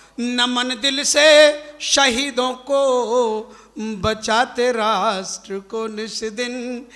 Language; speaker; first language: Hindi; native; Hindi